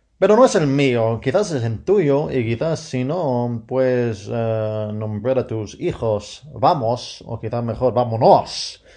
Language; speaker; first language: Spanish; non-native, fluent; English